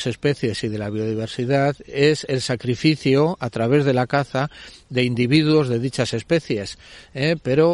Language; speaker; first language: Spanish; native; Spanish